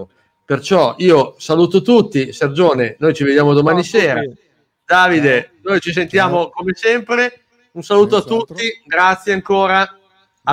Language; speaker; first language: Italian; native; Italian